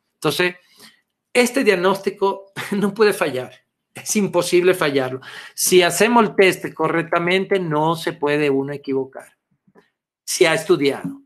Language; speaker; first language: Spanish; non-native, fluent; Italian